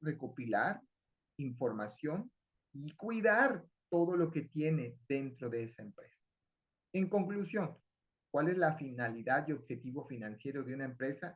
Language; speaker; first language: Spanish; native; Spanish